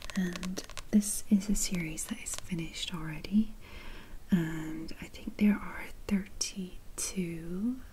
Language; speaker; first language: English; native; English